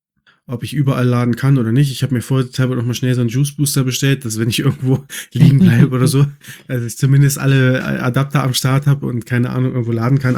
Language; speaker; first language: German; native; German